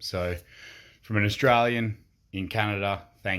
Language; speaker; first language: English; native; English